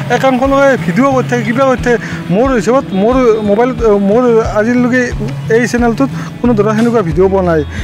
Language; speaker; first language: Assamese; non-native, local second language; Bangla